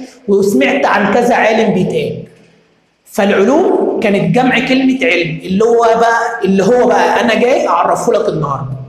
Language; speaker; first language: Arabic; native; Arabic